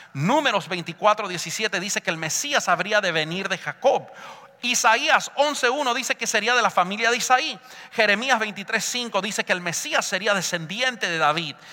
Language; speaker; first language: Spanish; early bilingual, heritage; Spanish